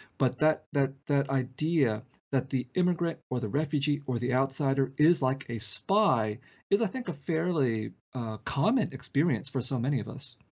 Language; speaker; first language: English; early bilingual, other home language; Vietnamese